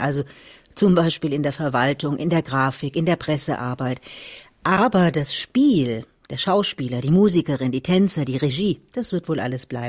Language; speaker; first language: German; native; German